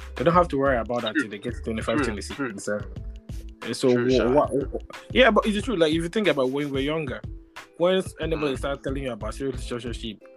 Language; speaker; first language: English; non-native, local second language; Igbo